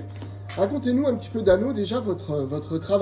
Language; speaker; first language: French; native; French